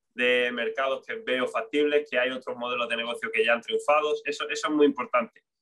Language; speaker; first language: Spanish; native; Spanish